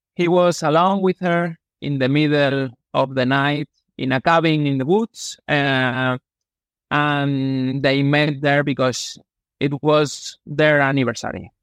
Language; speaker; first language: English; non-native, fluent; Spanish